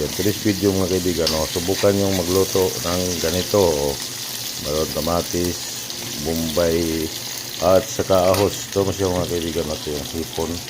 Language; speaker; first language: Filipino; non-native, local second language; Cebuano